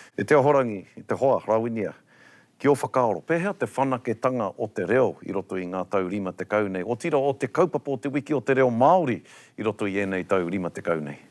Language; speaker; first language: Māori; non-native, local second language; English